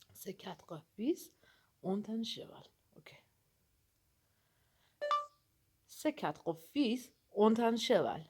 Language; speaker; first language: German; non-native, learner; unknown